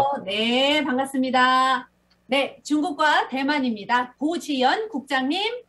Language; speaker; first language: Korean; native; Korean